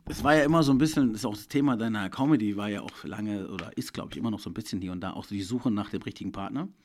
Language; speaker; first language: German; native; German